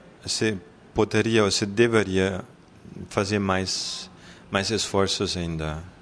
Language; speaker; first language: Portuguese; non-native, fluent; German